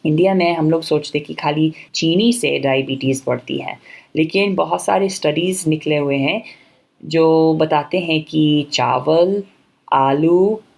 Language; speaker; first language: Hindi; non-native, fluent; English